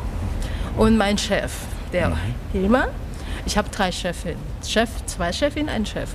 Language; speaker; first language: German; non-native, learner; Chinese